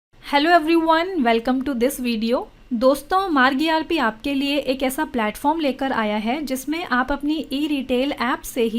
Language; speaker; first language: Hindi; native; Hindi